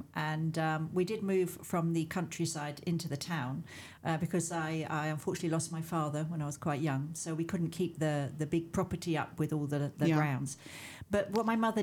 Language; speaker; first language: English; native; English